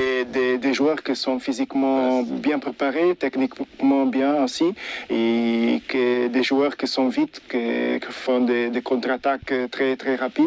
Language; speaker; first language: French; non-native, fluent; Portuguese